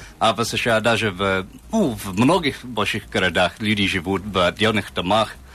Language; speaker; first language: Russian; non-native, fluent; English